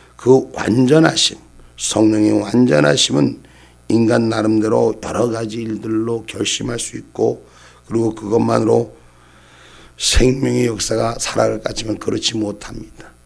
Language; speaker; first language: Korean; native; Korean